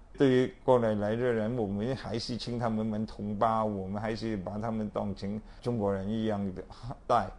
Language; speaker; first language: Chinese; non-native, local second language; Cantonese